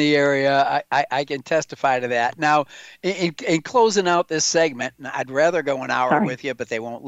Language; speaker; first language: English; native; English